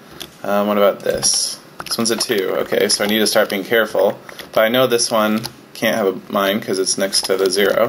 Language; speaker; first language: English; native; English